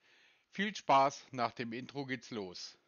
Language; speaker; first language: German; native; German